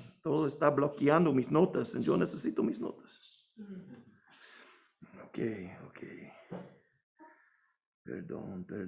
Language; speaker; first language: Spanish; non-native, fluent; English